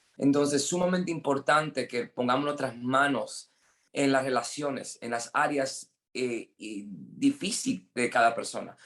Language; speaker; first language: Spanish; non-native, fluent; English